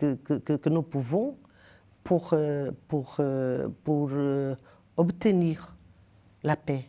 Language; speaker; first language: French; non-native, learner; Portuguese